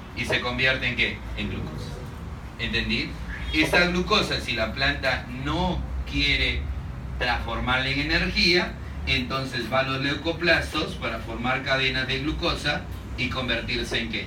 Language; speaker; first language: Spanish; native; Spanish